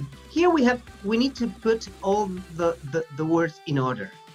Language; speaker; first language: English; non-native, fluent; Spanish